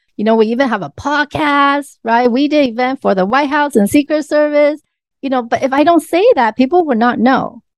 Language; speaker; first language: English; early bilingual, other home language; Chinese